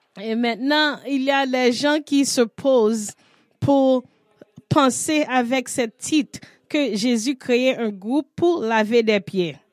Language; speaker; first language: French; non-native, learner; English